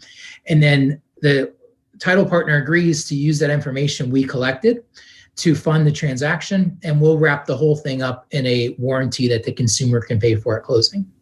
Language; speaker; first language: English; native; English